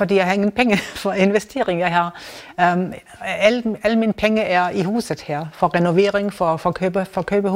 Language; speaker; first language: Danish; non-native, learner; German